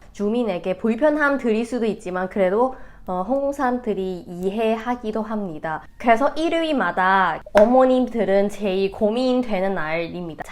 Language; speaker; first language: Korean; non-native, fluent; Cantonese